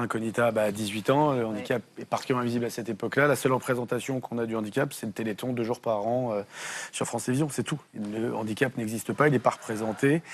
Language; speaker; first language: French; native; French